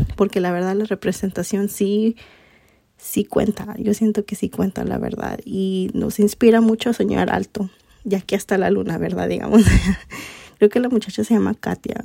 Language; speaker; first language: Spanish; early bilingual, heritage; Spanish